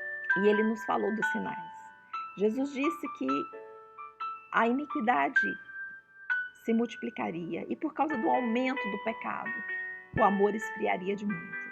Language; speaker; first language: Portuguese; native; Portuguese